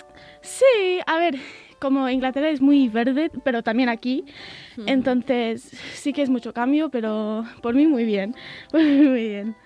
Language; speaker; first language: Spanish; early bilingual, heritage; English